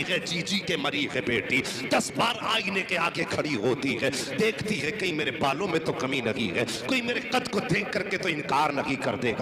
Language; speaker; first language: Urdu; native; Urdu